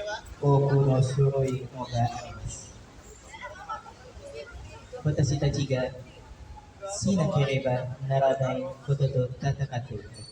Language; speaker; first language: Japanese; non-native, learner; Indonesian